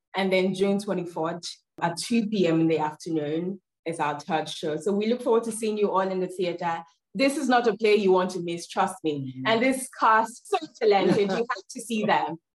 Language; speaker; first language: English; non-native, local second language; Yoruba